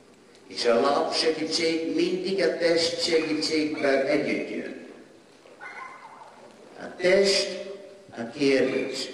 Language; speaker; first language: Hungarian; non-native, learner; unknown